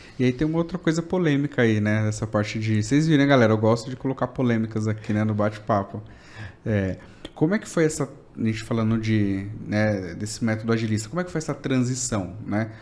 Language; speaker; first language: Portuguese; native; Portuguese